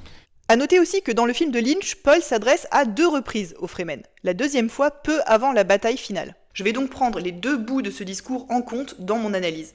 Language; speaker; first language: French; native; French